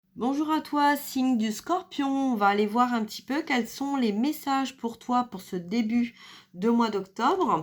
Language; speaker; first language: French; native; French